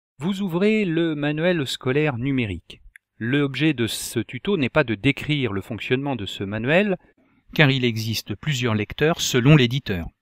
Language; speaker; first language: French; native; French